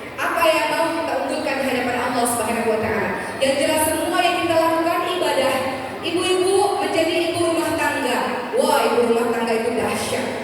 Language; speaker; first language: Indonesian; native; Indonesian